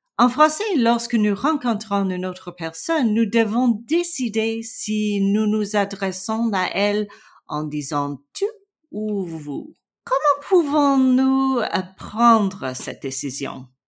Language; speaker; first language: French; non-native, learner; English